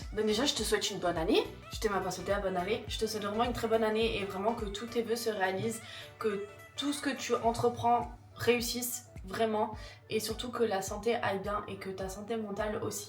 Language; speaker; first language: French; native; French